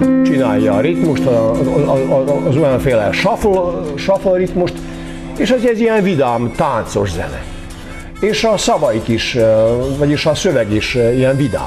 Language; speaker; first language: Hungarian; non-native, local second language; Serbian